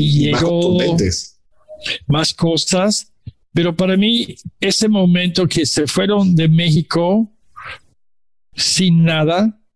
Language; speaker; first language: Spanish; non-native, learner; English